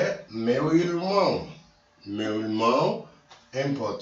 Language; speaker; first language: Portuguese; non-native, learner; Haitian Creole